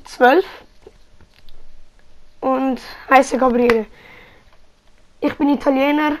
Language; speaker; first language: German; early bilingual, other home language; Italian